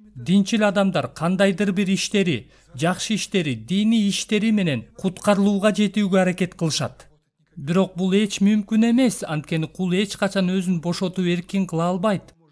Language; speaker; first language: Kyrgyz; non-native, local second language; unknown